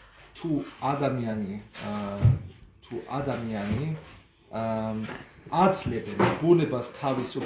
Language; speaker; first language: Georgian; non-native, learner; German